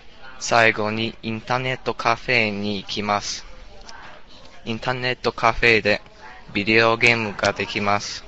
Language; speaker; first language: Japanese; non-native, learner; English